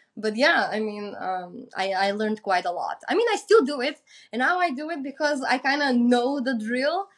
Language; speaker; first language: English; non-native, fluent; Macedonian